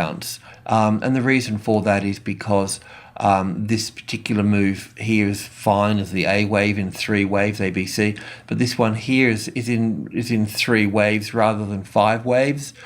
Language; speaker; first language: English; native; English